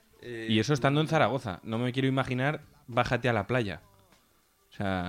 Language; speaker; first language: Spanish; native; Spanish